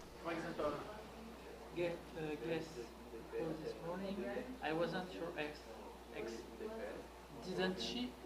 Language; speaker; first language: English; non-native, learner; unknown